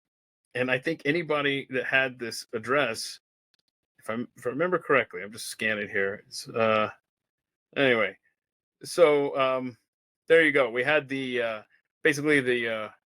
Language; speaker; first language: English; native; English